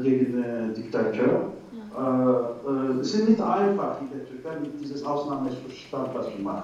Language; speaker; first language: German; non-native, learner; Turkish